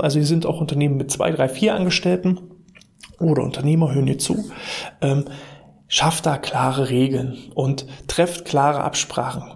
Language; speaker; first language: German; native; German